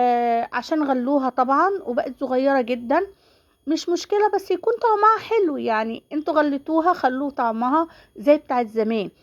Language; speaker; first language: Arabic; native; Arabic